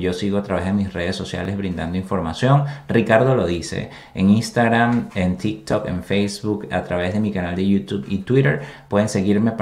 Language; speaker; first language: Spanish; native; Spanish